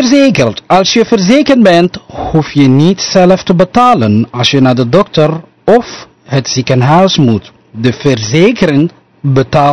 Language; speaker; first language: Dutch; non-native, fluent; Somali